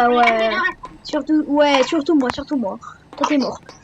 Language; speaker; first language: French; native; French